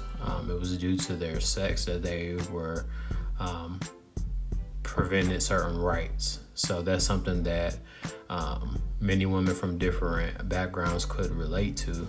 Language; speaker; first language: English; native; English